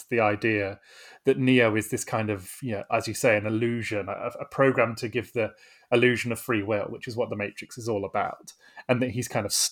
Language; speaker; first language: English; native; English